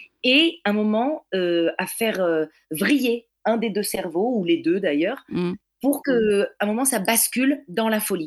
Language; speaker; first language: French; native; French